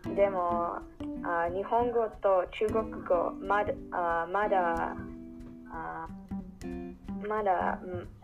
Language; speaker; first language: Japanese; non-native, fluent; English